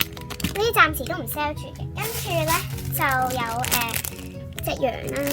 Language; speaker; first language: Cantonese; native; Cantonese